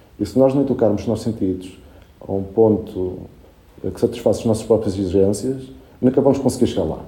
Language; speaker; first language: Portuguese; early bilingual, other home language; Spanish